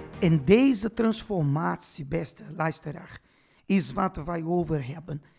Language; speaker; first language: Dutch; non-native, fluent; Portuguese